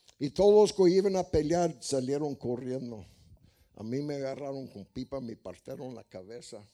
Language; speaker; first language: Spanish; non-native, fluent; English